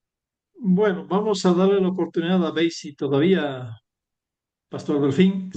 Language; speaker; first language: Spanish; native; Spanish